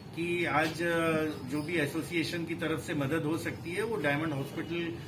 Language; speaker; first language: Hindi; non-native, local second language; Gujarati